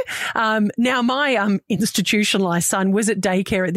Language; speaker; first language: English; native; English